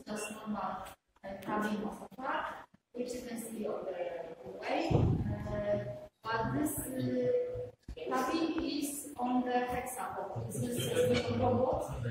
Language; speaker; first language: English; non-native, fluent; Polish